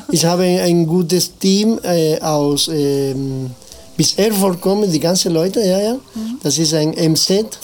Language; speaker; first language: German; non-native, fluent; Spanish